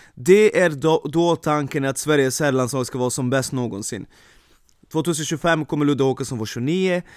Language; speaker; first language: Swedish; non-native, fluent; Serbian